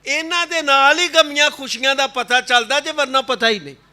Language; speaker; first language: Urdu; non-native, local second language; Punjabi